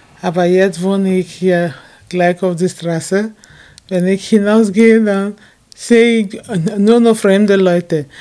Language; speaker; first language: German; non-native, fluent; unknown